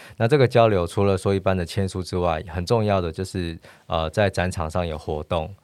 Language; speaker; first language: Chinese; native; Chinese